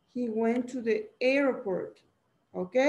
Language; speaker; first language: English; non-native, learner; Spanish